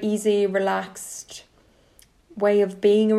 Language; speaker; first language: English; non-native, fluent; Swedish